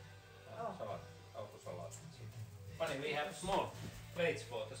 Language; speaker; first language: English; non-native, learner; Finnish